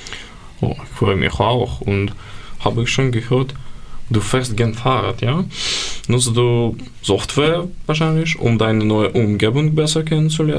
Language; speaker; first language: German; non-native, fluent; Ukrainian